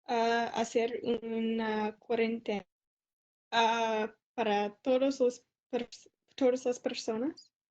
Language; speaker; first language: Spanish; non-native, learner; English